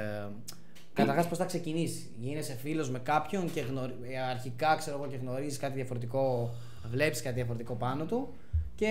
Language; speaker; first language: Greek; native; Greek